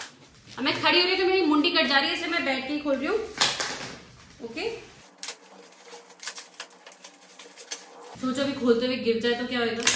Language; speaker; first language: Hindi; native; Hindi